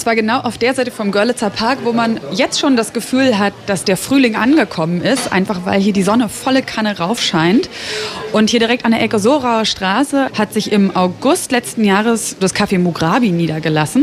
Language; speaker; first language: German; native; German